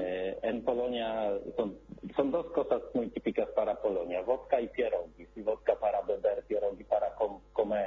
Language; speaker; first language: Spanish; non-native, learner; Polish